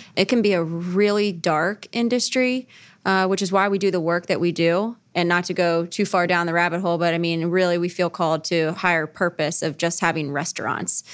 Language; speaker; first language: English; native; English